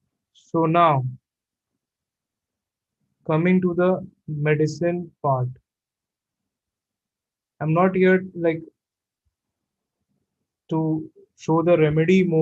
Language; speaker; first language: English; non-native, local second language; Hindi